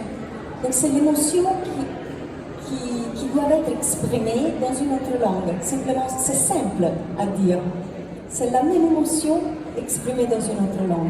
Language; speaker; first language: French; non-native, fluent; Italian